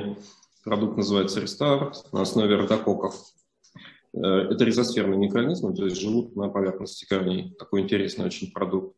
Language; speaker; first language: Russian; native; Russian